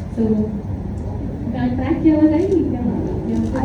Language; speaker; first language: Hindi; native; Hindi